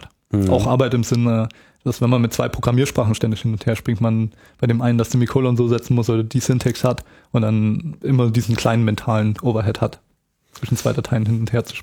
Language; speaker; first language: German; native; German